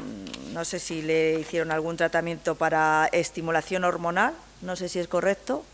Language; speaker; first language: Spanish; native; Spanish